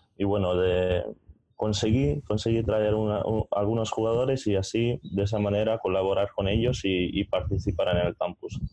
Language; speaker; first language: Spanish; non-native, fluent; Hungarian